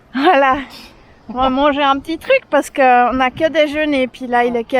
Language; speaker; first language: French; native; French